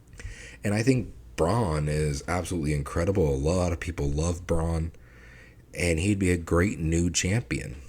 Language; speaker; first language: English; native; English